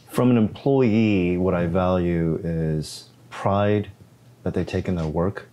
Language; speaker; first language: English; non-native, fluent; Korean